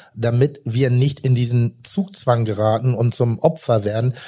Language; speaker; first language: German; native; German